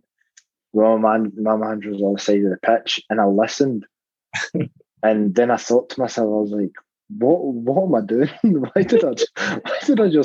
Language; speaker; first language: English; native; English